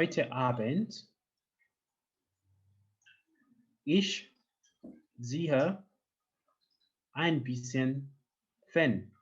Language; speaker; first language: German; non-native, fluent; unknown